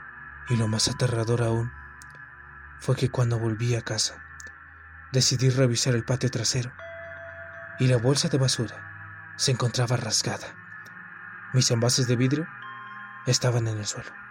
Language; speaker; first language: Spanish; native; Spanish